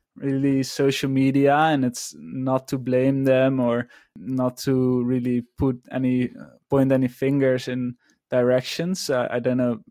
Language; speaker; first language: English; non-native, fluent; Dutch